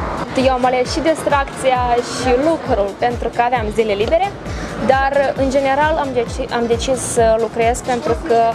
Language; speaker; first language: Romanian; native; Romanian